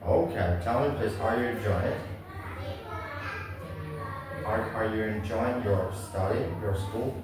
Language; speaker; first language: English; non-native, learner; Vietnamese